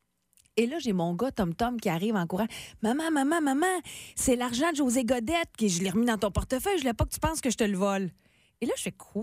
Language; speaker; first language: French; native; French